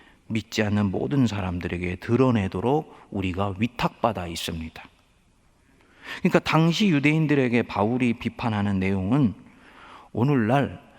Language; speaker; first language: Korean; native; Korean